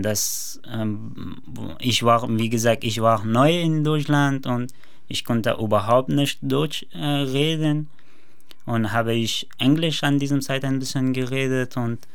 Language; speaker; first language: German; non-native, learner; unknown